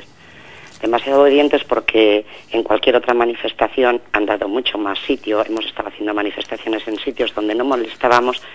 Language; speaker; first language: Spanish; native; Spanish